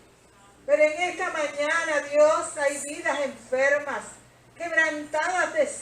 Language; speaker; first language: Spanish; native; Spanish